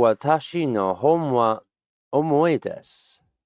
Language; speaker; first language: Japanese; non-native, learner; English